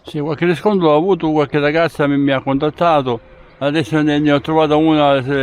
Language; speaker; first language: Italian; native; Italian